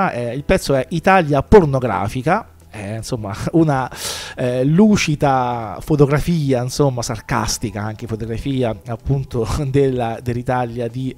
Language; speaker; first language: Italian; native; Italian